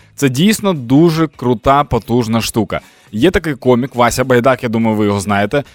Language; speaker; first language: Ukrainian; non-native, local second language; Russian